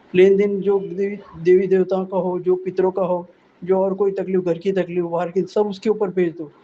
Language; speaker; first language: Hindi; non-native, local second language; Marathi